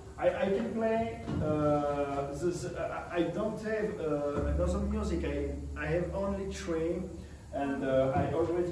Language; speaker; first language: English; non-native, learner; French